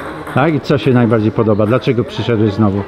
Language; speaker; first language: Polish; native; Polish